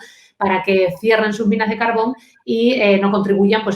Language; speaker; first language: Spanish; native; Spanish